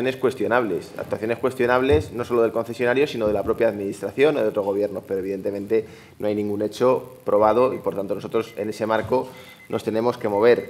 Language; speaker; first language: Spanish; native; Spanish